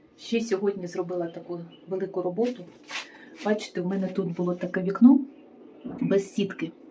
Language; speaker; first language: Ukrainian; native; Ukrainian